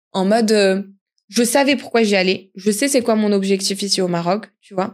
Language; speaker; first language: French; early bilingual, other home language; Arabic